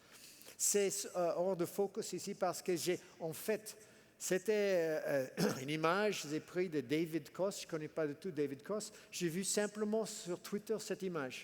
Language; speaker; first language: French; non-native, fluent; English